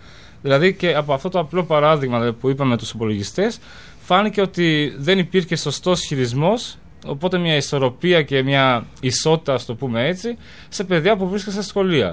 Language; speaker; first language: Greek; non-native, fluent; Albanian